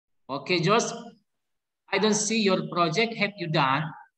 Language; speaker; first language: English; non-native, learner; Indonesian